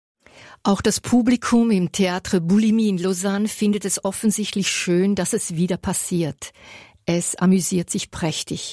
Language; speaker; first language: German; native; German